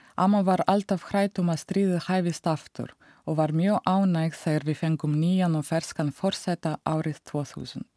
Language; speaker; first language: Icelandic; non-native, fluent; Russian